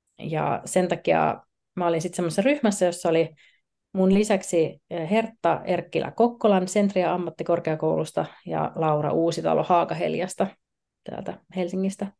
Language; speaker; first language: Finnish; native; Finnish